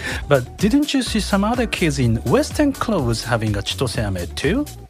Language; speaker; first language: English; non-native, fluent; Japanese